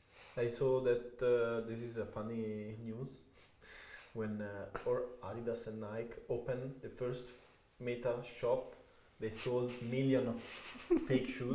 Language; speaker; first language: English; non-native, fluent; Italian